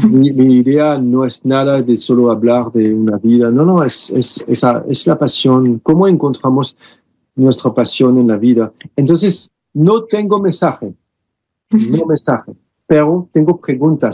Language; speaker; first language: Spanish; non-native, fluent; French